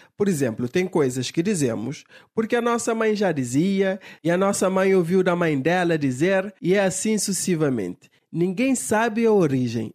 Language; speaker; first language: Portuguese; non-native, local second language; Kabuverdianu